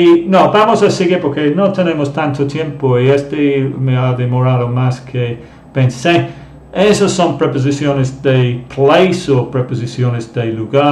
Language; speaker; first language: Spanish; non-native, fluent; English